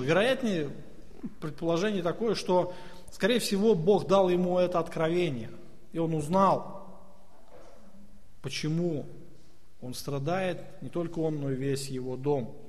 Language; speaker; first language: Russian; native; Russian